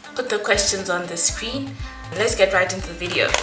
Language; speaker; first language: English; non-native, local second language; Shona